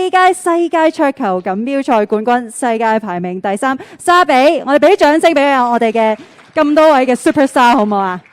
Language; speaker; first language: Cantonese; native; Cantonese